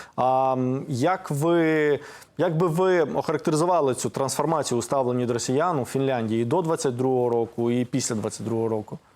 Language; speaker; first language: Ukrainian; native; Ukrainian